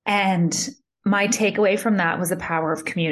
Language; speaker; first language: English; native; English